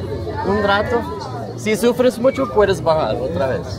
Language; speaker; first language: Spanish; non-native, fluent; Swedish